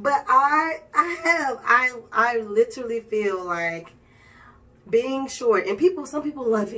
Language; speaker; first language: English; native; English